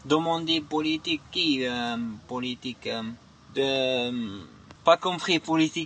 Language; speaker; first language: French; non-native, learner; Arabic